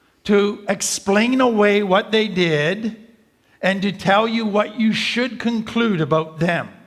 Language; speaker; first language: English; native; English